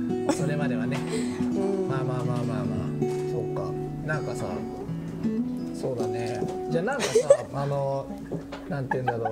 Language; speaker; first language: Japanese; native; Japanese